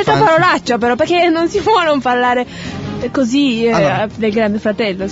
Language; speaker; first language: Italian; native; Italian